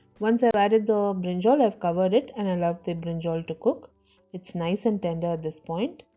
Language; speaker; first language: English; non-native, local second language; Tamil